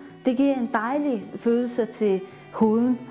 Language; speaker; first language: Danish; non-native, fluent; Mongolian